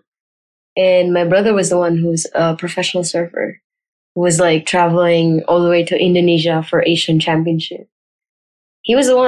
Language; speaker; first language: English; non-native, local second language; Surigaonon